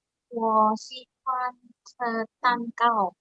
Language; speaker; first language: Chinese; non-native, learner; Indonesian